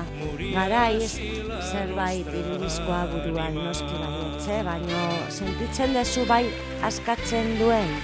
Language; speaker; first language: Basque; non-native, local second language; Spanish